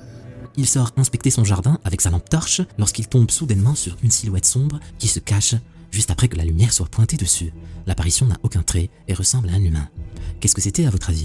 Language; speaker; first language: French; native; French